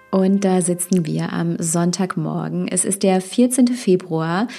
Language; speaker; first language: German; native; German